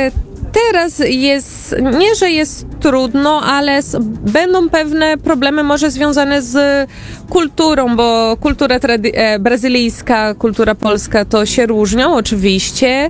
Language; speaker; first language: Polish; early bilingual, heritage; Portuguese